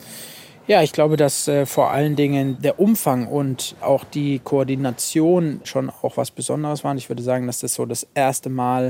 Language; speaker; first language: German; native; German